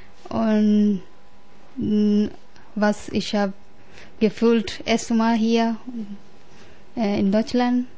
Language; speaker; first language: German; non-native, learner; Punjabi